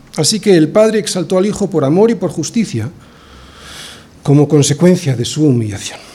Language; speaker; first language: Spanish; native; Spanish